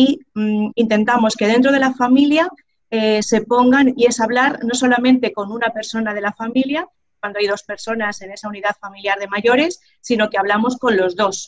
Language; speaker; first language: Spanish; native; Spanish